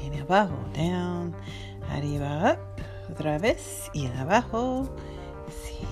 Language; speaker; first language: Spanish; non-native, learner; English